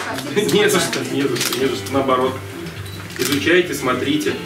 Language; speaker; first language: Russian; native; Russian